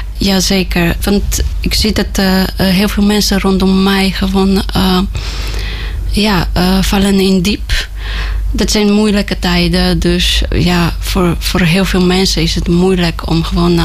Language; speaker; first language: Dutch; non-native, learner; Polish